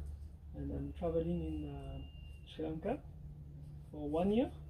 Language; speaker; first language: English; non-native, learner; French